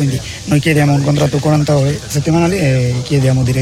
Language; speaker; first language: Italian; non-native, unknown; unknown